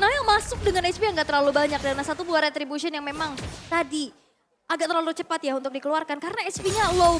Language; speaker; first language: Indonesian; native; Indonesian